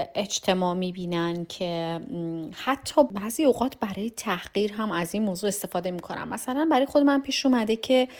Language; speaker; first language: Persian; native; Persian